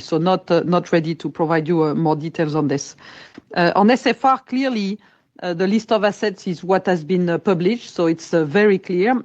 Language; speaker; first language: English; non-native, fluent; French